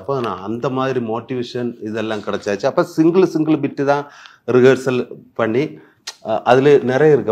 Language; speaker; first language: Tamil; non-native, learner; Malayalam